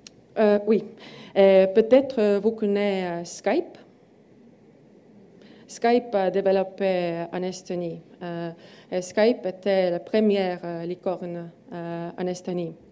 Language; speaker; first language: French; non-native, learner; Estonian